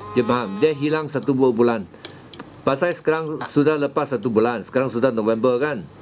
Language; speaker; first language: Malay; non-native, local second language; Chinese